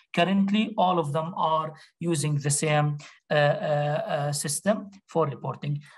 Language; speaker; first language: English; non-native, fluent; Arabic